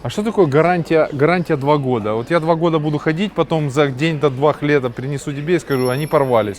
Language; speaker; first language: Russian; native; Russian